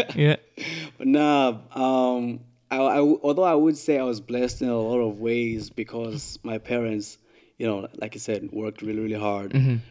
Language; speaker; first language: English; early bilingual, other home language; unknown